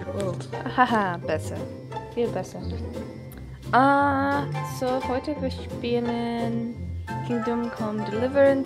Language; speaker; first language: German; non-native, learner; English